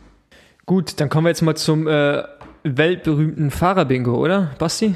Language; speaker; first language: German; native; German